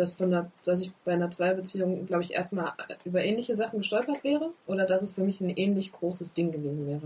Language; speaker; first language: German; native; German